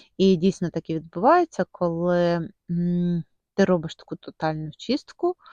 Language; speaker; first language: Ukrainian; non-native, local second language; Russian